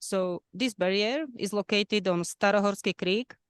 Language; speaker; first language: English; non-native, fluent; Slovak